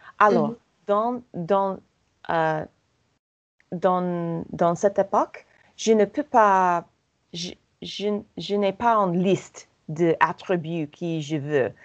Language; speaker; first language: French; non-native, learner; English